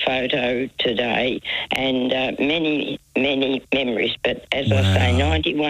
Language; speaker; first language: English; native; English